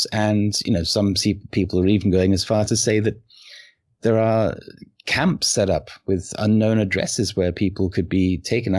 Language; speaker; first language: English; native; English